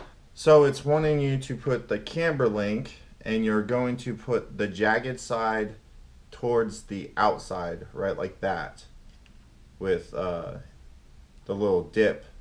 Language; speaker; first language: English; native; English